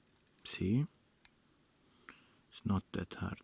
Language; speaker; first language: English; non-native, fluent; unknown